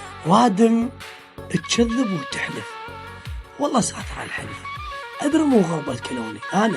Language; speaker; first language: Arabic; native; Arabic